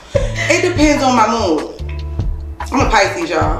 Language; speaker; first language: English; native; English